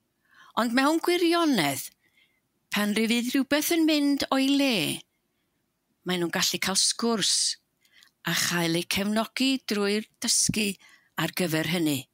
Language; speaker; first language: Welsh; native; Welsh